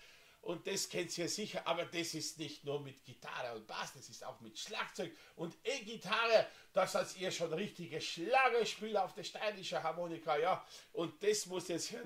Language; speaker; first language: German; non-native, fluent; Slovenian